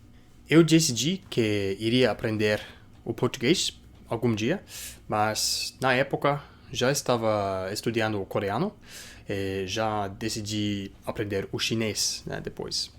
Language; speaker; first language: Portuguese; non-native, fluent; English